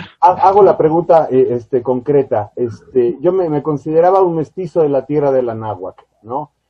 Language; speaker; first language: Spanish; native; Spanish